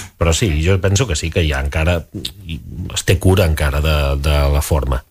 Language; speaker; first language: Catalan; native; Catalan